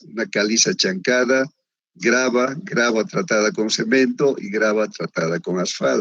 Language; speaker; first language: Spanish; native; Spanish